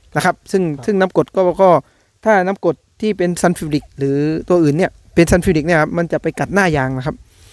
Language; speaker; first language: Thai; native; Thai